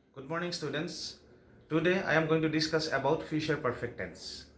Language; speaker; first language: English; non-native, local second language; Assamese